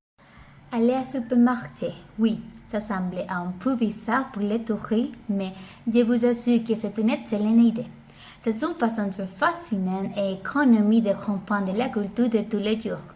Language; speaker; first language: French; non-native, learner; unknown